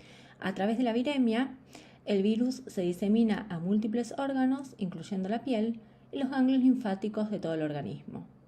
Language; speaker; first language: Spanish; native; Spanish